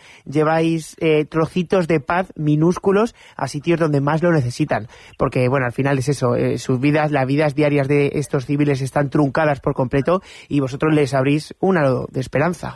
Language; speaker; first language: Spanish; native; Spanish